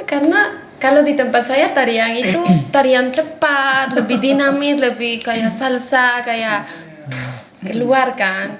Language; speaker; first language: Indonesian; non-native, fluent; Spanish